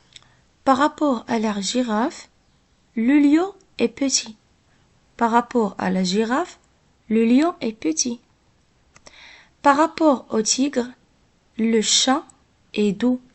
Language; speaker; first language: French; non-native, local second language; Arabic